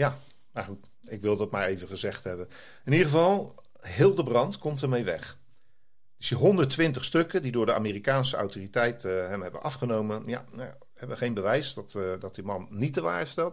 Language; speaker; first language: Dutch; native; Dutch